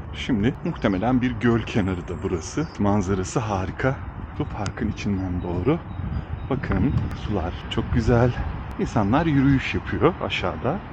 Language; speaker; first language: Turkish; early bilingual, heritage; Turkish